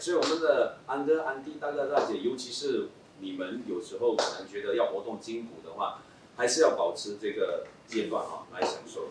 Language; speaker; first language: Chinese; native; Chinese